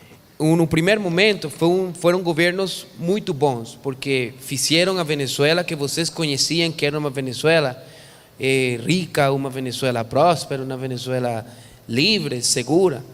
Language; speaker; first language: Portuguese; non-native, fluent; Spanish